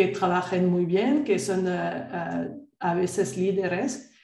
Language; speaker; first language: Spanish; non-native, fluent; French